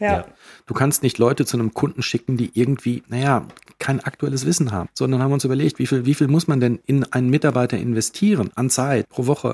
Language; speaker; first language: German; native; German